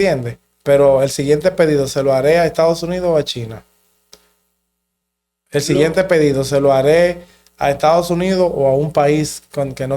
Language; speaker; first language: Spanish; native; Spanish